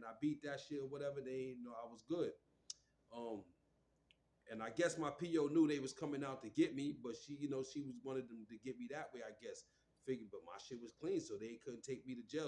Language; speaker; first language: English; native; English